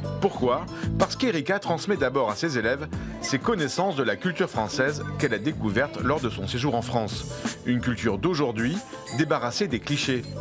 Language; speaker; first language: French; native; French